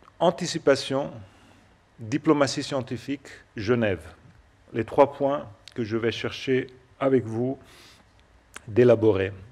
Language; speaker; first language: French; non-native, fluent; Italian